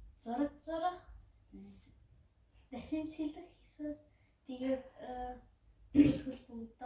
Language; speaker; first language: Mongolian; early bilingual, heritage; Mongolian